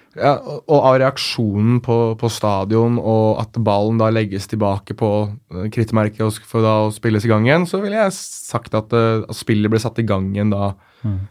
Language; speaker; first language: Norwegian; early bilingual, other home language; Arabic